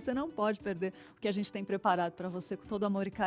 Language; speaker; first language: Portuguese; native; Portuguese